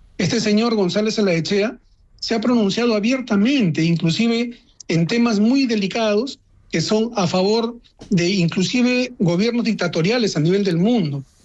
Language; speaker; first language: Spanish; native; Spanish